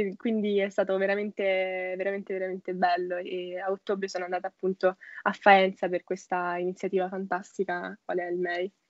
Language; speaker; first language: Italian; native; Italian